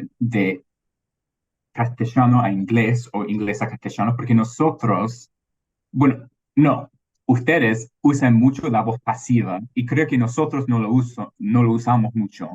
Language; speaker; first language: Spanish; non-native, fluent; English